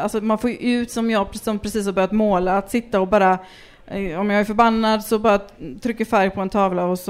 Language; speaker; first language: Swedish; native; Swedish